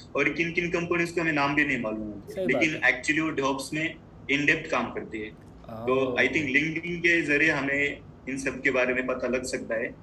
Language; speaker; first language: Hindi; non-native, local second language; Marathi